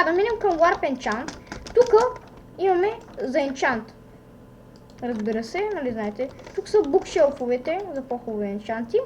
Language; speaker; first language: Bulgarian; native; Bulgarian